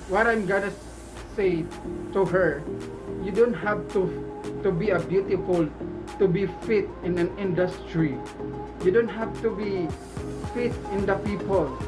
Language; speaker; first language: English; non-native, local second language; Filipino